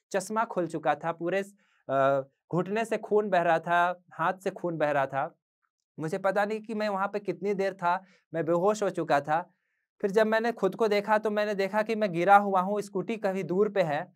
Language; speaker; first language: Hindi; native; Hindi